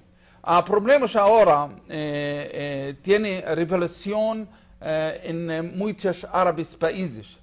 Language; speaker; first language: Spanish; non-native, learner; Hebrew